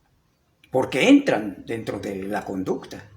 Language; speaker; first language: Spanish; native; Spanish